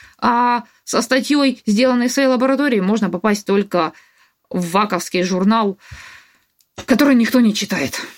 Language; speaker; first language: Russian; native; Russian